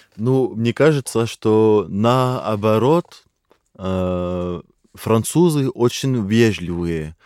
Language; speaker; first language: Russian; non-native, fluent; French